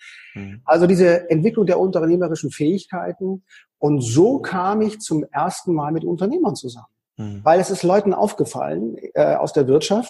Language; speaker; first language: German; native; German